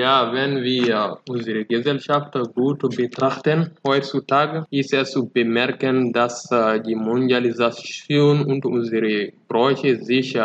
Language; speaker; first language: German; non-native, fluent; Fula